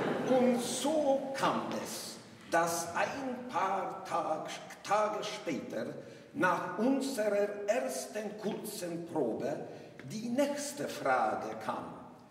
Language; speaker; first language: German; non-native, learner; English